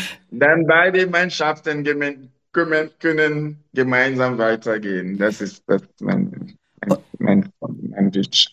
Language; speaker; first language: German; non-native, local second language; French